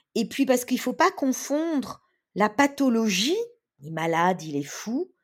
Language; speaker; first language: French; native; French